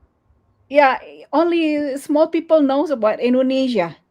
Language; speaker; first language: English; non-native, learner; Indonesian